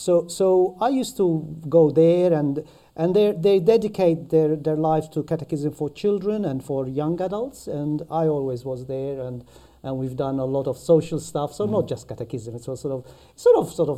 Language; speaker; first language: English; non-native, fluent; Maltese